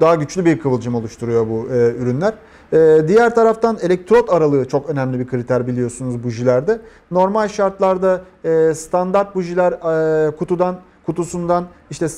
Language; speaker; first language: Turkish; native; Turkish